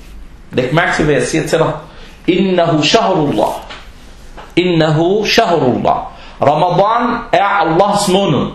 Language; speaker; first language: Danish; non-native, fluent; Arabic